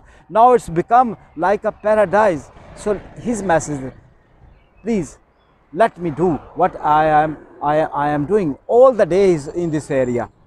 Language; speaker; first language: English; non-native, learner; Urdu